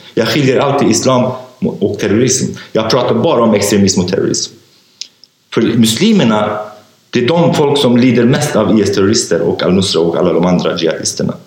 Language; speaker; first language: Swedish; non-native, fluent; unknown